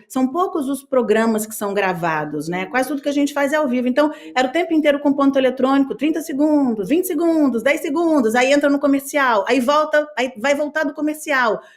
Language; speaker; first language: Portuguese; native; Portuguese